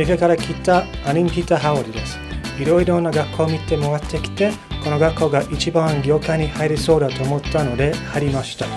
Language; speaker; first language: Japanese; non-native, fluent; English